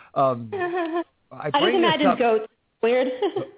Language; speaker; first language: English; native; English